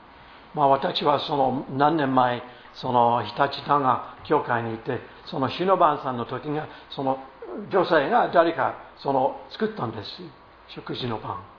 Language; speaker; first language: Japanese; non-native, fluent; English